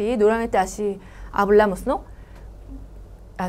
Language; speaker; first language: Spanish; non-native, learner; Korean